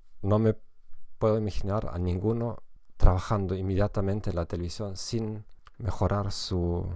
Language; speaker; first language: Spanish; non-native, fluent; German